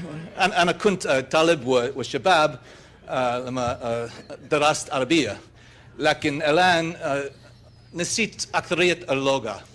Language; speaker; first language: Arabic; non-native, learner; English